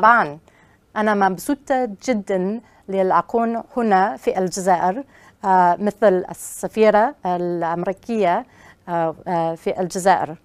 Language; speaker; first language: Arabic; non-native, learner; English